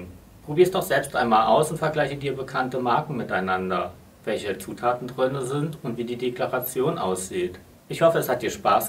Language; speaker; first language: German; native; German